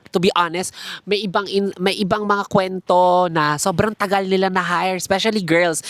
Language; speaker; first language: Filipino; native; Filipino